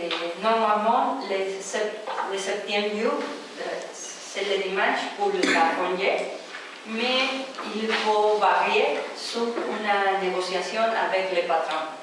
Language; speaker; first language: French; non-native, learner; Spanish